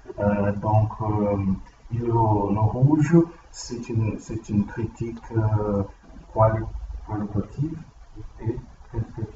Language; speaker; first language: French; non-native, learner; Portuguese